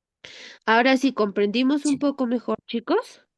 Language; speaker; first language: Spanish; native; Spanish